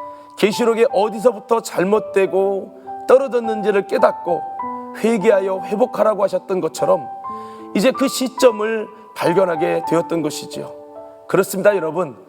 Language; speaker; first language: Korean; native; Korean